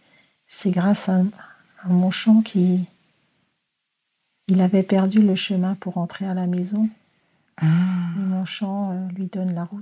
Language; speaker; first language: French; native; French